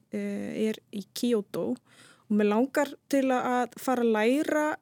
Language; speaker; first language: Icelandic; non-native, fluent; Dutch